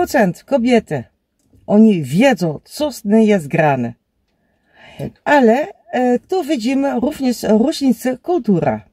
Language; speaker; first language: Polish; non-native, learner; Dutch